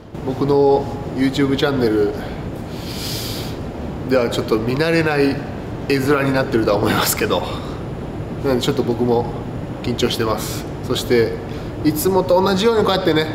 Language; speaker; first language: Japanese; native; Japanese